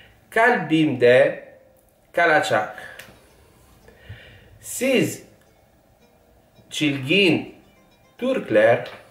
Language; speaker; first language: Turkish; non-native, learner; Italian